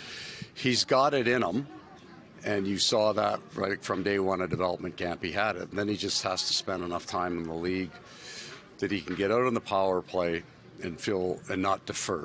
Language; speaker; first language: English; native; English